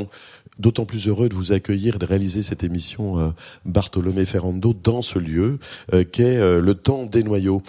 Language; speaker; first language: French; native; French